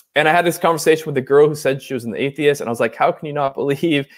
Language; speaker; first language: English; native; English